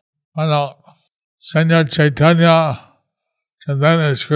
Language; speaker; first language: Spanish; non-native, learner; English